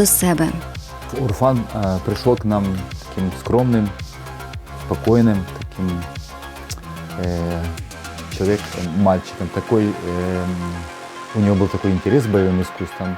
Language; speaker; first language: Russian; non-native, local second language; Ukrainian